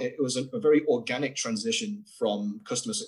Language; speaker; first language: English; native; English